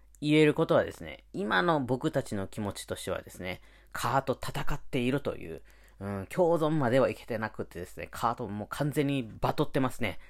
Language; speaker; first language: Japanese; native; Japanese